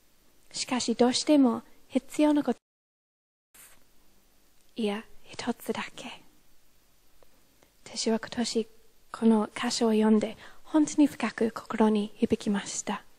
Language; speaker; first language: Japanese; non-native, fluent; English